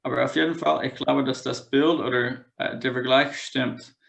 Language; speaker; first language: German; non-native, fluent; English